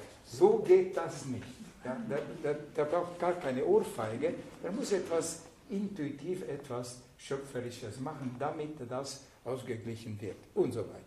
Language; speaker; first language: German; non-native, fluent; Hungarian